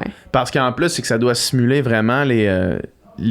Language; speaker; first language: French; native; French